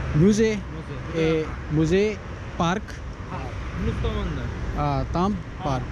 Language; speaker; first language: Russian; non-native, learner; Urdu